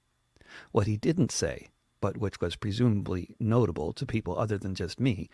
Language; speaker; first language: English; native; English